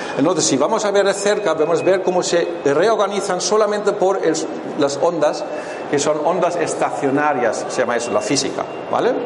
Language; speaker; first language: Spanish; non-native, fluent; German